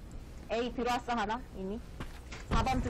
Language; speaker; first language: Korean; native; Korean